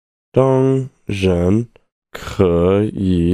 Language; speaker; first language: Chinese; non-native, learner; English